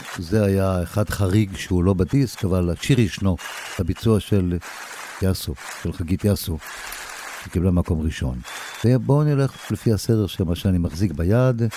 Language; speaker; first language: Hebrew; native; Hebrew